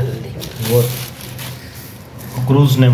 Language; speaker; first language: Russian; non-native, learner; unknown